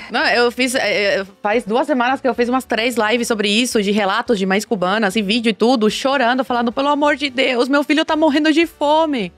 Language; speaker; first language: Portuguese; non-native, fluent; Spanish